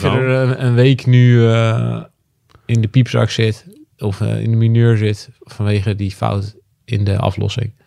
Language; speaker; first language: Dutch; native; Dutch